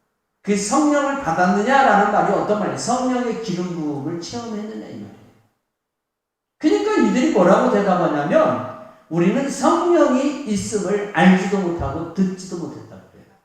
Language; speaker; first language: Korean; native; Korean